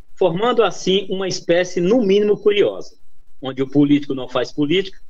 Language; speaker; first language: Portuguese; native; Portuguese